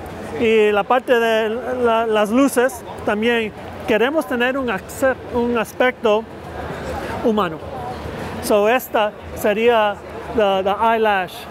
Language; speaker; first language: Spanish; early bilingual, heritage; Spanish